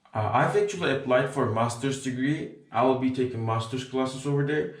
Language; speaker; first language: English; non-native, learner; Turkish